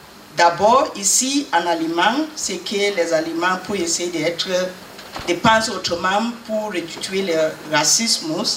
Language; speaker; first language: French; non-native, learner; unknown